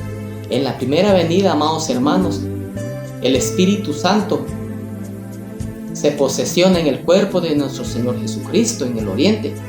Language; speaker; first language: Spanish; native; Spanish